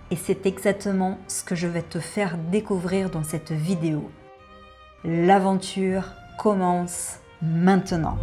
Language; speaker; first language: French; non-native, fluent; Portuguese